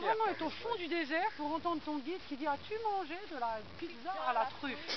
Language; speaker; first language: French; native; French